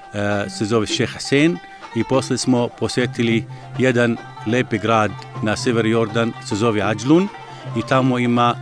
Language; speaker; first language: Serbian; non-native, learner; Arabic